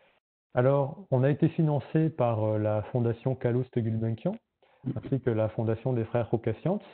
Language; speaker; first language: French; native; French